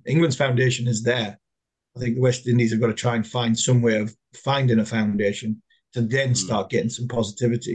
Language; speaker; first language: English; native; English